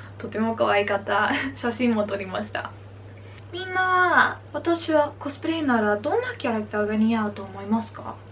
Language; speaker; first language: Japanese; non-native, learner; Dutch